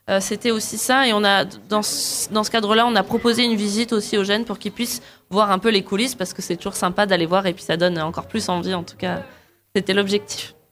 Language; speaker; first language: French; native; French